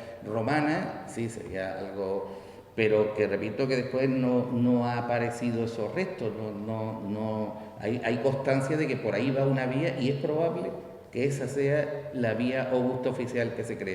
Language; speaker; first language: Spanish; native; Spanish